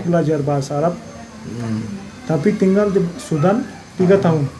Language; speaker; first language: Indonesian; non-native, learner; Turkish